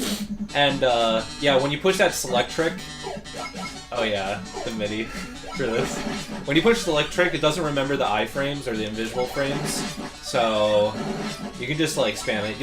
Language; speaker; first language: English; native; English